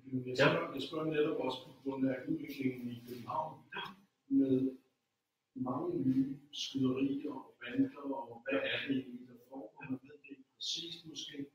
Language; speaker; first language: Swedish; non-native, learner; Danish